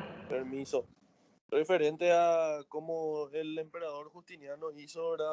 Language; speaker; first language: Spanish; native; Spanish